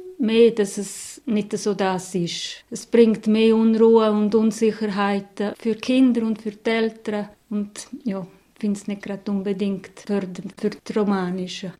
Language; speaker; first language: German; non-native, local second language; Romansh